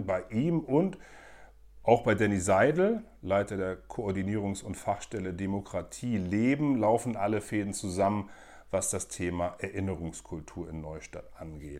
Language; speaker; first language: German; native; German